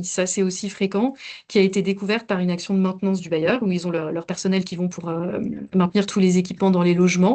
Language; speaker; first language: French; native; French